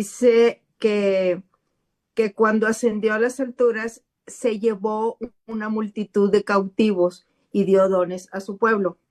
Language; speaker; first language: Spanish; native; Spanish